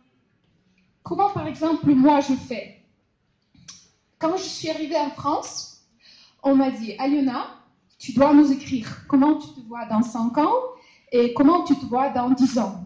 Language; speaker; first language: French; non-native, fluent; Russian